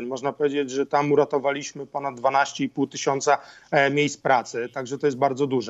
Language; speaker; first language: Polish; native; Polish